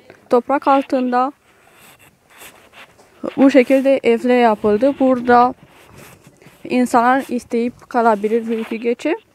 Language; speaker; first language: Turkish; non-native, learner; Romanian